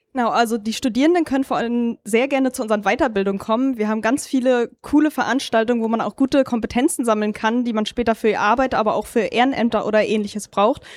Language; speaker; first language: German; native; German